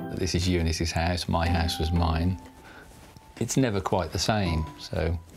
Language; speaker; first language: English; native; English